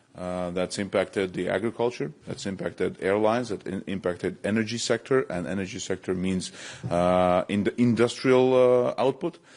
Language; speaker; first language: English; non-native, fluent; Latvian